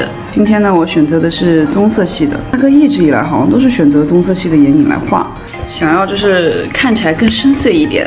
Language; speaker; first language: Chinese; native; Chinese